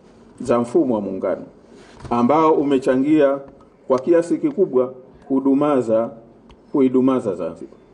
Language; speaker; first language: Swahili; native; Swahili